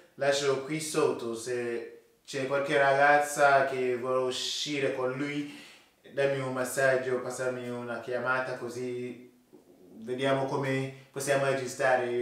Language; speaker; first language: Italian; non-native, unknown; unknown